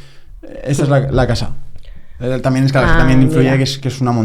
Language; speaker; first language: Spanish; native; Spanish